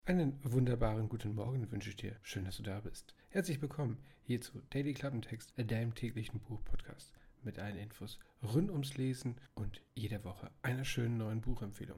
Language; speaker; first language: German; native; German